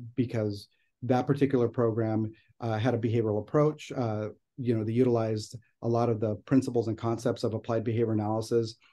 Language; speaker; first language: English; native; English